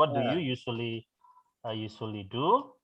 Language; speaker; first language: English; non-native, fluent; Indonesian